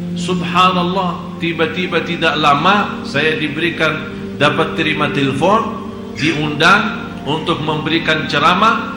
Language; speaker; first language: Indonesian; non-native, fluent; Arabic